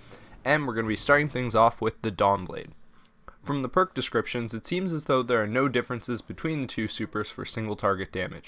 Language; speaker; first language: English; native; English